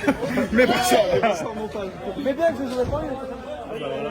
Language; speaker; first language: French; native; French